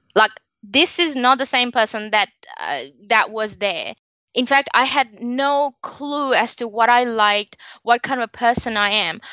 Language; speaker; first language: English; non-native, local second language; Sinhala